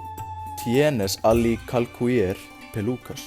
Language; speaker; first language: Spanish; non-native, learner; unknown